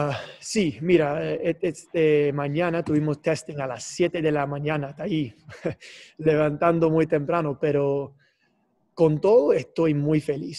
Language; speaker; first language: Spanish; non-native, fluent; English